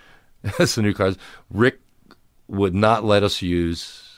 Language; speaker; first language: English; native; English